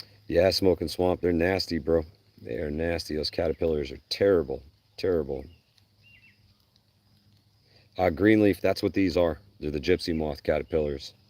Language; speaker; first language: English; native; English